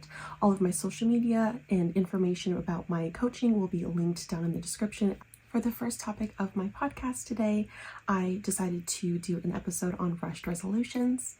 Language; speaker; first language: English; native; English